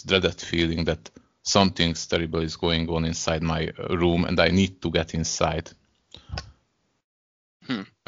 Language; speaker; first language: English; non-native, fluent; Hungarian